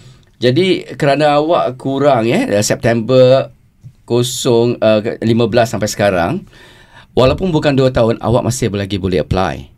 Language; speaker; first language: Malay; native; Malay